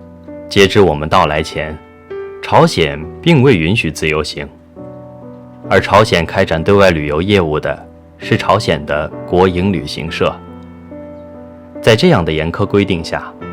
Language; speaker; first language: Chinese; native; Chinese